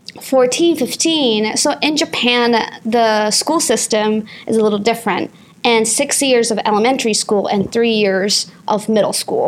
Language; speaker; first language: English; non-native, fluent; Japanese